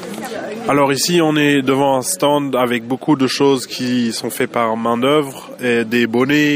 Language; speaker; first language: French; non-native, fluent; German